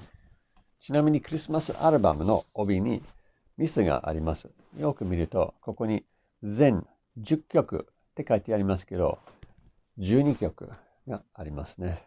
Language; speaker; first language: Japanese; non-native, fluent; English